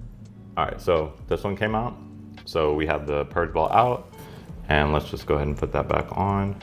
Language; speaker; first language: English; native; English